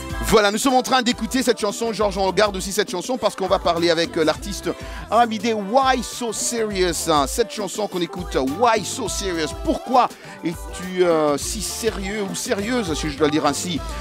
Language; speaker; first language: French; native; French